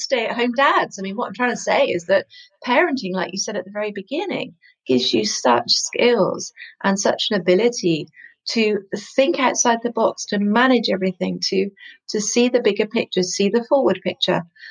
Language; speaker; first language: English; native; English